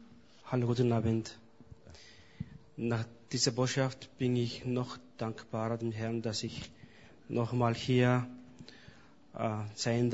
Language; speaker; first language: German; non-native, fluent; Spanish